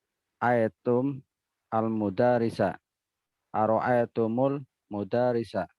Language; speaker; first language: Arabic; non-native, learner; Indonesian